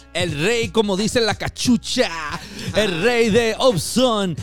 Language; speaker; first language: Spanish; early bilingual, other home language; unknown